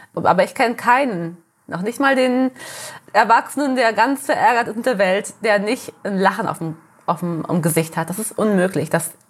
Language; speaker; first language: German; early bilingual, heritage; Portuguese